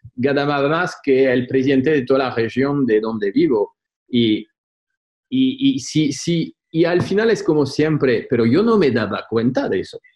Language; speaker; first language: Spanish; non-native, fluent; French